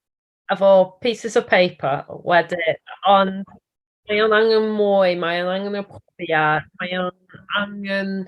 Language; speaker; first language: Welsh; non-native, learner; English